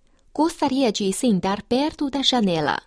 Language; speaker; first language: Portuguese; non-native, fluent; Chinese